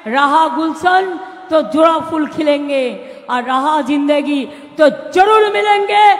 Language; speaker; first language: Hindi; non-native, local second language; Bangla